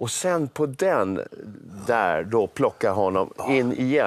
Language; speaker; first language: Swedish; native; Swedish